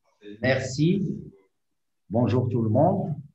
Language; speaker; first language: French; non-native, local second language; Arabic